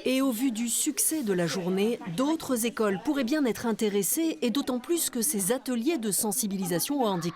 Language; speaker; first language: French; native; French